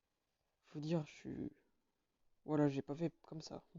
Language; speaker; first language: French; native; French